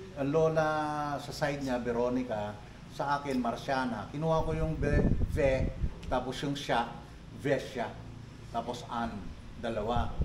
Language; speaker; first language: Filipino; non-native, local second language; Cebuano